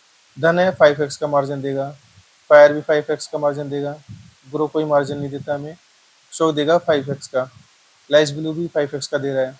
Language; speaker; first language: Hindi; native; Hindi